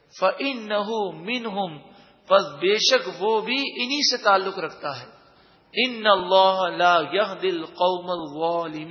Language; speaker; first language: Urdu; native; Urdu